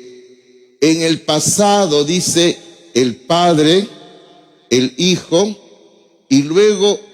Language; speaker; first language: Spanish; native; Spanish